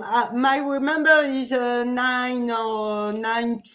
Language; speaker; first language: English; non-native, learner; French